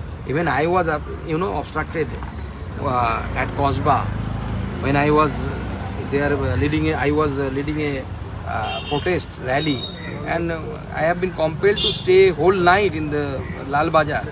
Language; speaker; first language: English; non-native, local second language; Bangla